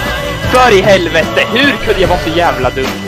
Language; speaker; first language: Swedish; native; Swedish